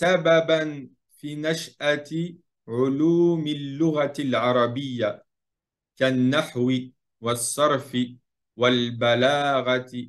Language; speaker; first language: Arabic; non-native, fluent; French